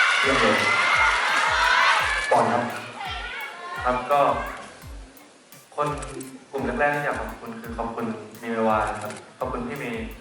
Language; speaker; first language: Thai; native; Thai